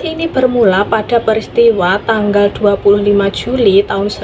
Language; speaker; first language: Indonesian; native; Indonesian